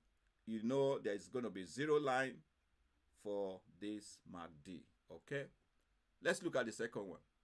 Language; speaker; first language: English; non-native, fluent; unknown